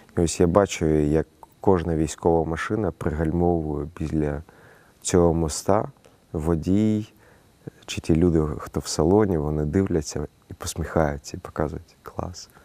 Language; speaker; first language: Ukrainian; non-native, local second language; Russian